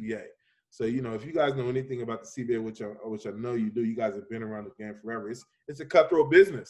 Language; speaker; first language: English; native; English